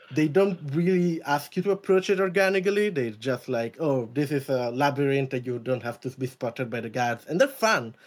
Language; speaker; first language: English; non-native, fluent; Italian